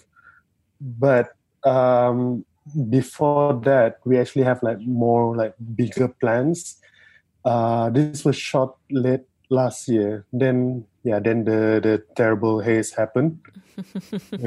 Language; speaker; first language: English; non-native, local second language; Malay